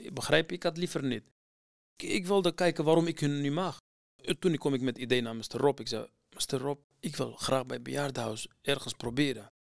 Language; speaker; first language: Dutch; non-native, fluent; Kurdish